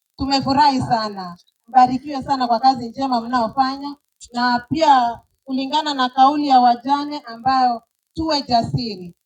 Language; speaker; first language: Swahili; native; Swahili